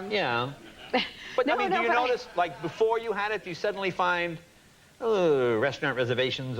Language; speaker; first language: English; native; English